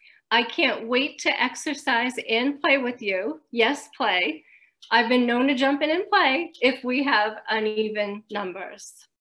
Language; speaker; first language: English; native; English